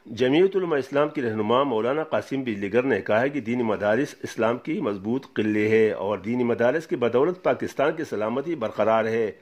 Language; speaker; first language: Urdu; non-native, local second language; Pashto